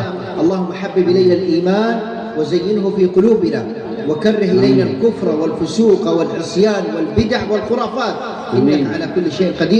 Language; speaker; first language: Arabic; native; Arabic